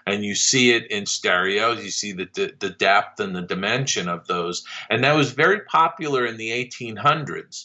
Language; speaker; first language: English; native; English